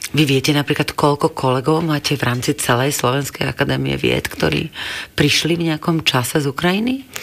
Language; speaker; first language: Slovak; native; Slovak